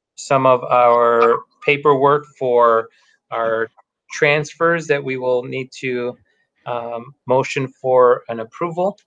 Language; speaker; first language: English; early bilingual, other home language; Spanish